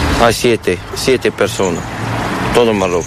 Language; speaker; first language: Spanish; non-native, learner; Arabic